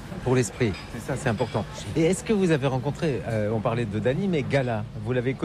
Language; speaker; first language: French; native; French